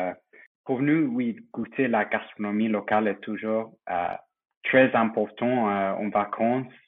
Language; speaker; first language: French; non-native, fluent; English